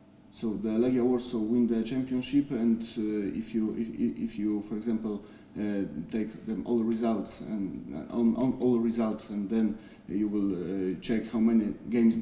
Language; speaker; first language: English; non-native, fluent; Polish